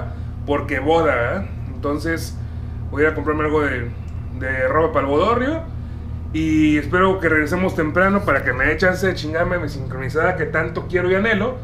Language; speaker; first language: Spanish; native; Spanish